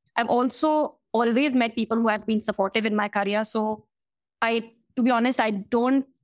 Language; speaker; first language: English; non-native, local second language; Hindi